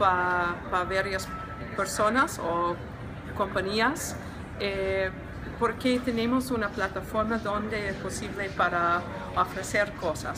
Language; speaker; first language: Spanish; non-native, learner; English